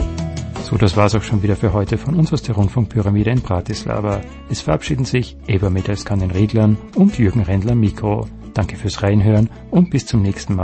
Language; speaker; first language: German; native; German